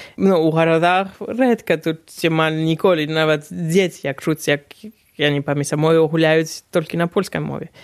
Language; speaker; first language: Belarusian; non-native, fluent; German